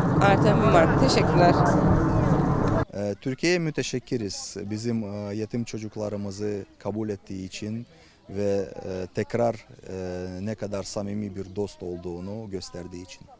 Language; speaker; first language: Turkish; non-native, fluent; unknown